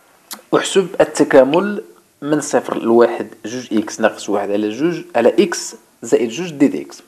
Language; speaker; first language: Arabic; native; Arabic